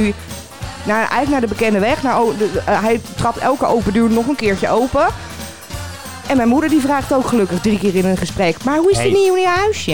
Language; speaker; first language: Dutch; native; Dutch